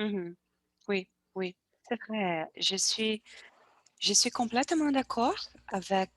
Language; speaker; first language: French; non-native, learner; Portuguese